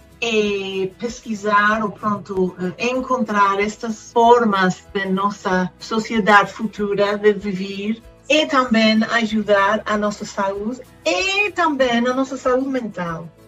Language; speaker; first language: Portuguese; non-native, fluent; Spanish